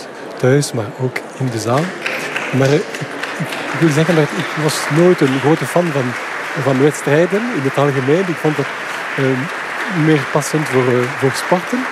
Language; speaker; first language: Dutch; non-native, local second language; French